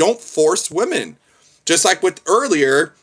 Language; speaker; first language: English; native; English